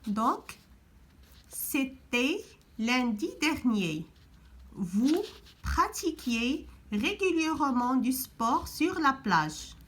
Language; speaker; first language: French; non-native, local second language; Arabic